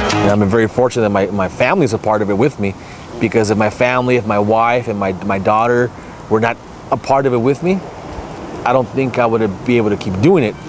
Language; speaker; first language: English; early bilingual, other home language; Spanish